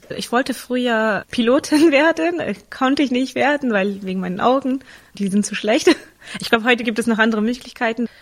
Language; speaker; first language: German; early bilingual, other home language; Tamil